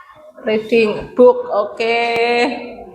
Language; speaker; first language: English; non-native, learner; Indonesian